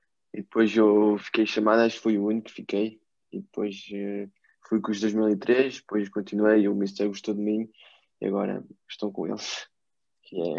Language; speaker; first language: Portuguese; early bilingual, heritage; Portuguese